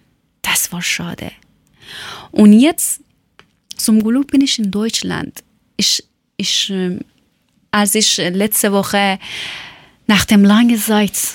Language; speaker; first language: German; non-native, learner; Persian